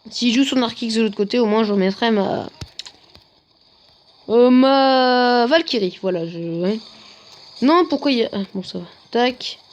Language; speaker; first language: French; native; French